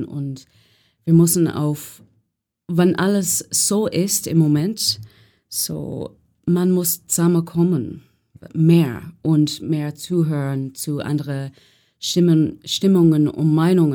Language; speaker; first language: German; non-native, learner; English